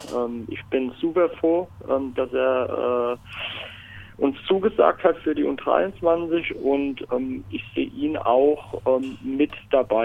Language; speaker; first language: German; native; German